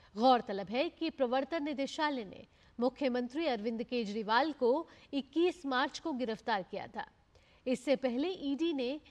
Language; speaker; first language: Hindi; native; Hindi